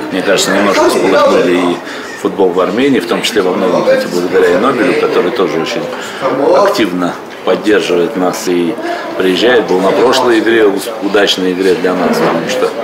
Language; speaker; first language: Russian; non-native, local second language; Armenian